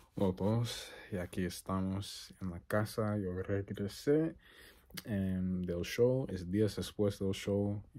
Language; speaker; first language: Spanish; non-native, learner; English